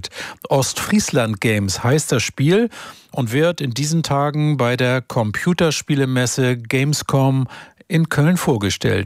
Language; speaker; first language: German; native; German